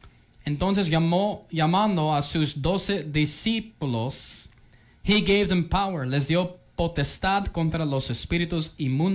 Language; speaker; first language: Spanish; early bilingual, heritage; English